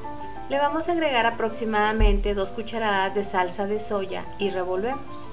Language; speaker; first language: Spanish; native; Spanish